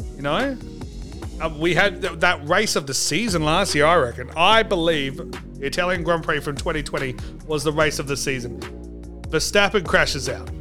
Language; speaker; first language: English; native; English